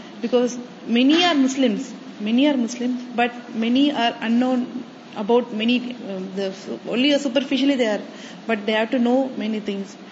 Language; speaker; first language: English; non-native, local second language; Tamil